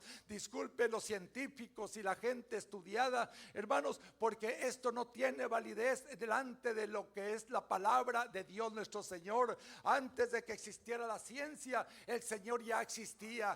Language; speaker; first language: Spanish; native; Spanish